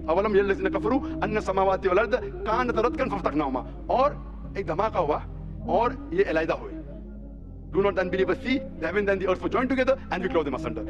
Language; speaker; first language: Hindi; non-native, local second language; Konkani